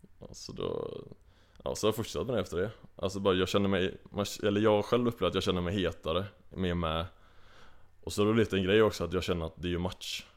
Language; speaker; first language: Swedish; native; Swedish